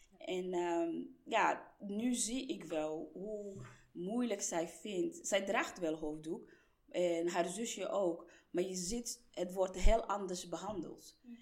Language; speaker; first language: Dutch; non-native, fluent; Somali